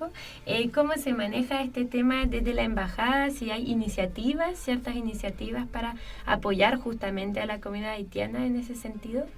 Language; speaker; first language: Spanish; non-native, fluent; French